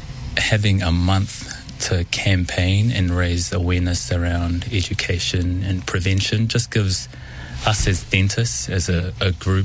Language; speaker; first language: English; native; English